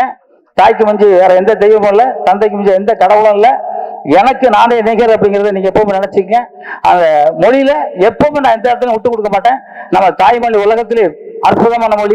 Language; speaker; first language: Tamil; native; Tamil